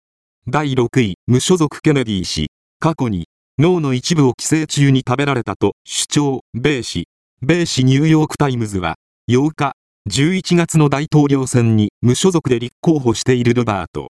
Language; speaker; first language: Japanese; native; Japanese